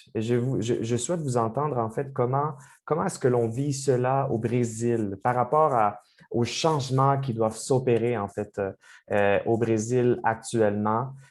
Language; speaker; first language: French; native; French